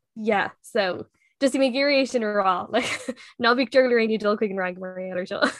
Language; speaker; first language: Irish; non-native, local second language; English